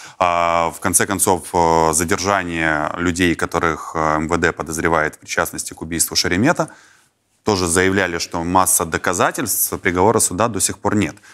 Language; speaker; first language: Russian; native; Russian